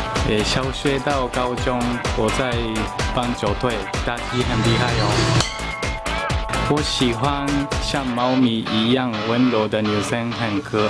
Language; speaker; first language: Chinese; non-native, learner; Japanese